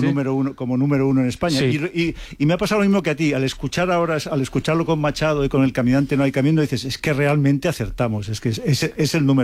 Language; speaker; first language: Spanish; native; Spanish